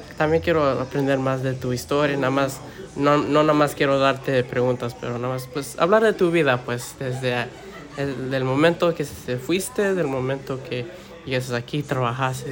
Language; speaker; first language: Spanish; early bilingual, heritage; Spanish